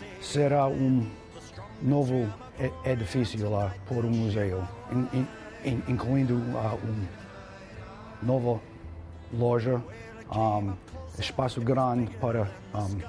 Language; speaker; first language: Portuguese; non-native, learner; English